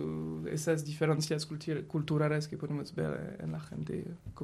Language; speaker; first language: Spanish; non-native, learner; French